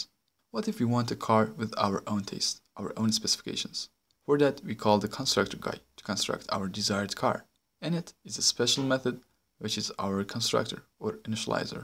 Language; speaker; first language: English; non-native, fluent; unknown